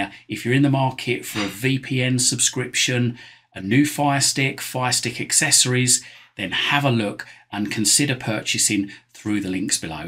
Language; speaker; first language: English; native; English